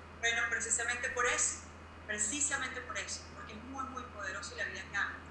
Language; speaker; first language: Spanish; native; Spanish